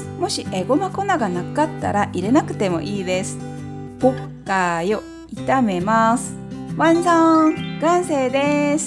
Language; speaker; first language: Japanese; non-native, fluent; Korean